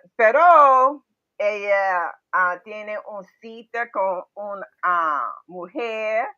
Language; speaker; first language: Spanish; non-native, learner; English